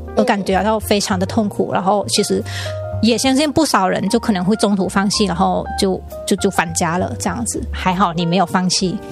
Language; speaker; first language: Chinese; native; Chinese